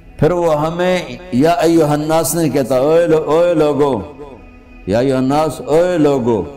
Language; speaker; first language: Urdu; non-native, local second language; Punjabi